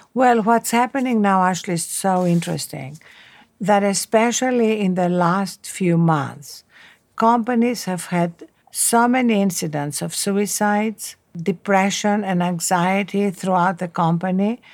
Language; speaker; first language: English; non-native, fluent; Greek